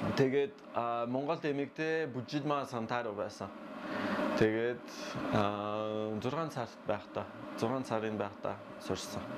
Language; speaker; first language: Mongolian; non-native, learner; French